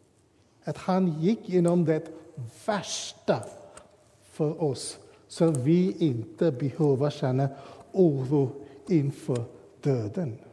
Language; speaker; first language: Swedish; non-native, fluent; English